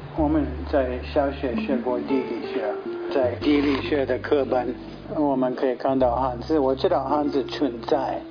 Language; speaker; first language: Chinese; non-native, fluent; English